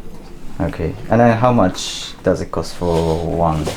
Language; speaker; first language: English; non-native, fluent; Japanese